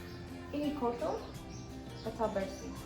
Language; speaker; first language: Indonesian; non-native, learner; English